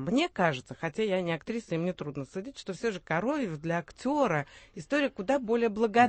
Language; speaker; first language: Russian; native; Russian